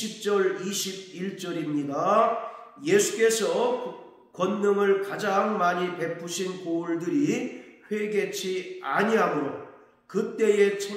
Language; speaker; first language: Korean; native; Korean